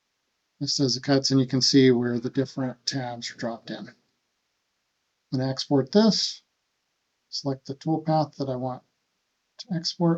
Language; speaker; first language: English; native; English